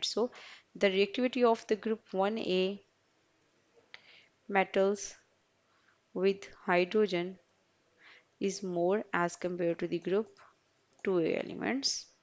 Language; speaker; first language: English; non-native, local second language; Urdu